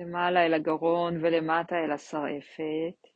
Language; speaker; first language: Hebrew; native; Hebrew